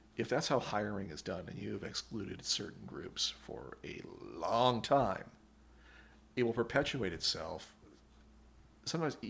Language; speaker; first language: English; native; English